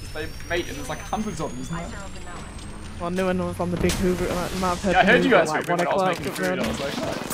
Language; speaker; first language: English; native; English